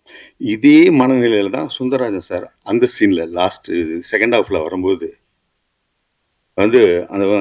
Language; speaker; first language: Tamil; native; Tamil